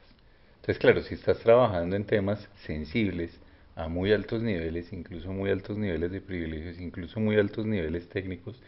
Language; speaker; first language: Spanish; native; Spanish